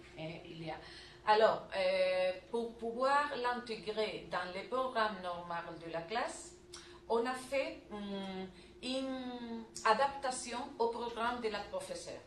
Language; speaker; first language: French; non-native, learner; Spanish